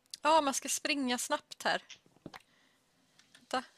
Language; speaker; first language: Swedish; native; Swedish